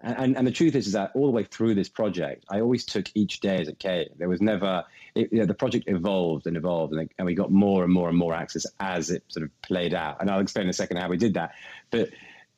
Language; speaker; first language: English; native; English